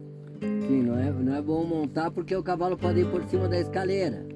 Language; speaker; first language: Portuguese; native; Portuguese